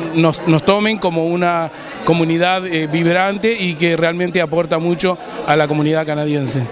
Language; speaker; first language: Spanish; native; Spanish